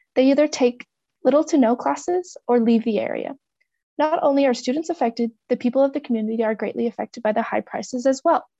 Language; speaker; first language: English; native; English